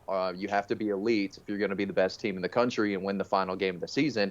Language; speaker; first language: English; native; English